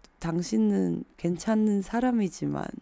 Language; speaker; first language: Korean; non-native, fluent; Chinese